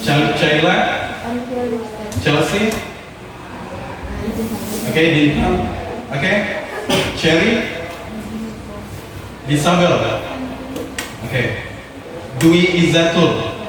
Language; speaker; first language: English; non-native, fluent; Indonesian